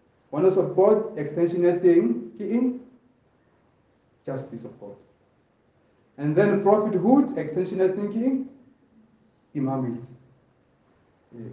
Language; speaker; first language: English; non-native, local second language; Southern Sotho